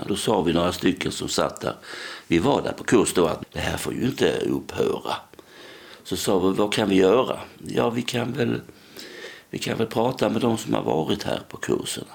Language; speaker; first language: Swedish; native; Swedish